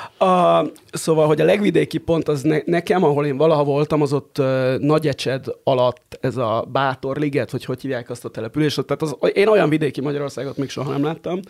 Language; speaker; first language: Hungarian; native; Hungarian